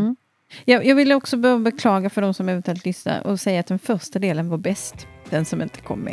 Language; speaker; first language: Swedish; native; Swedish